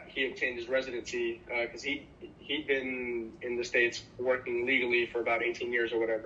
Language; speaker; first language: English; native; English